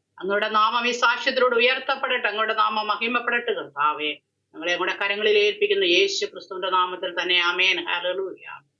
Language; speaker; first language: Malayalam; native; Malayalam